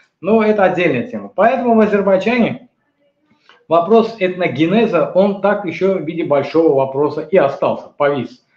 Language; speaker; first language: Russian; non-native, local second language; Azerbaijani